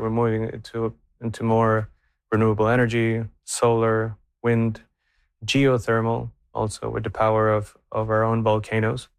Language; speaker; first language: English; non-native, fluent; Spanish